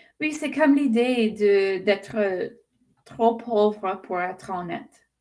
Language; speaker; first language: French; non-native, fluent; English